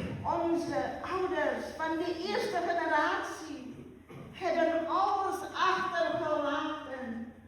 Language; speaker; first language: Dutch; early bilingual, other home language; Malay